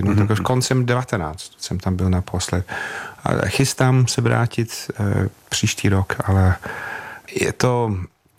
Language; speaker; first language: Czech; non-native, fluent; English